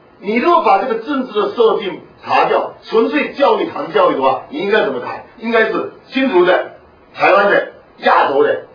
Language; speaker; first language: Chinese; non-native, local second language; Hakka Chinese